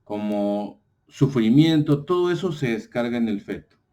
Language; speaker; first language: Spanish; native; Spanish